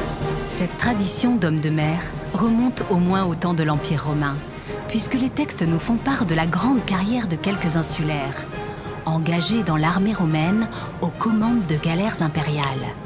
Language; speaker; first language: French; native; French